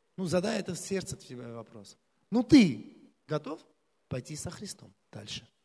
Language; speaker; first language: Russian; non-native, local second language; Armenian